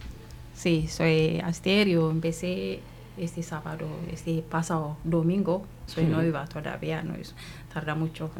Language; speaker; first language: Spanish; non-native, learner; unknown